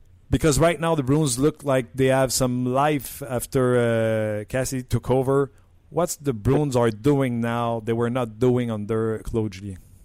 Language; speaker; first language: English; non-native, fluent; French